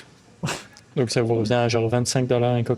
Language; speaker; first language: French; native; French